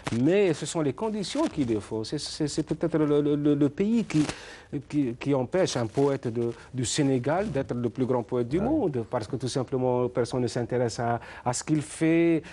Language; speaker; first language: French; non-native, local second language; Arabic